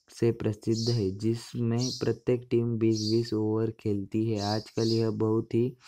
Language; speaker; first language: Hindi; non-native, local second language; Marathi